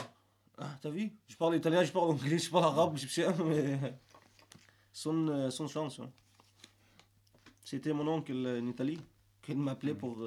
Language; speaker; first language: French; non-native, learner; Arabic